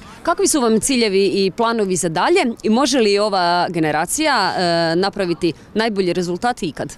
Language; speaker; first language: Serbian; native; Serbian